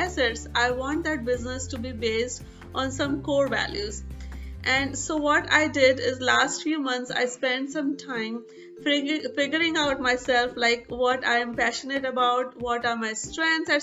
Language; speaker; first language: English; non-native, local second language; Hindi